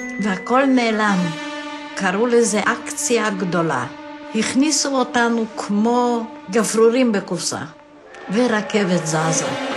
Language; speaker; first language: Hebrew; non-native, fluent; Polish